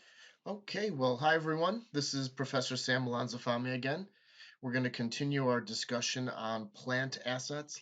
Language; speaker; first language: English; native; English